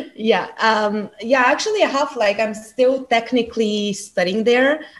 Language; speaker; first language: English; non-native, fluent; Bulgarian